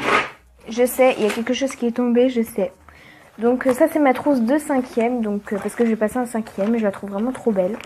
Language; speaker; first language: French; native; French